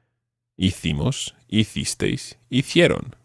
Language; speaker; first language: Spanish; non-native, fluent; English